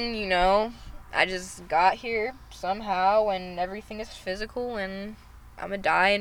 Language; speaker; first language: English; native; English